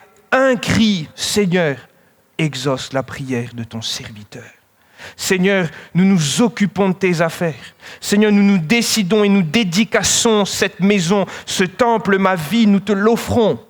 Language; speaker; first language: French; native; French